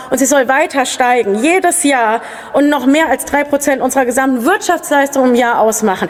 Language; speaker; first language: German; native; German